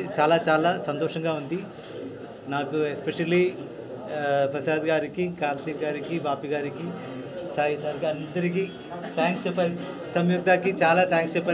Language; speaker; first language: Telugu; non-native, learner; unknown